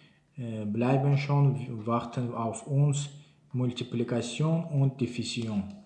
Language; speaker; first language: German; non-native, learner; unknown